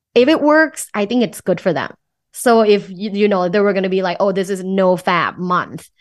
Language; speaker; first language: English; non-native, fluent; Thai